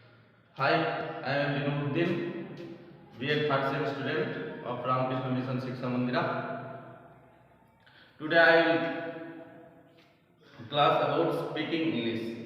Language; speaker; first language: English; non-native, local second language; Bangla